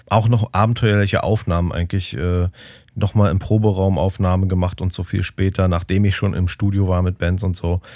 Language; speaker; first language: German; native; German